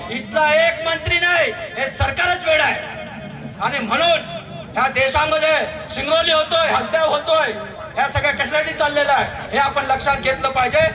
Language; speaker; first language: Marathi; native; Marathi